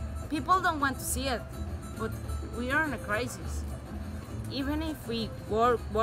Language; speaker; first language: English; non-native, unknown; Spanish